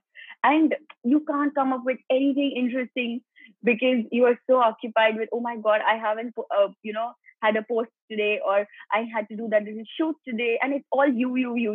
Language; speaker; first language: English; non-native, local second language; Gujarati